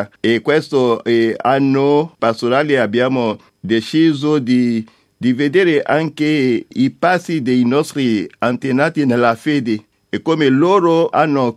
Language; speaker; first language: Italian; non-native, learner; French